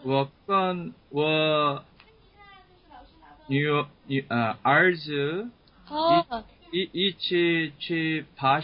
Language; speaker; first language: Chinese; non-native, learner; Korean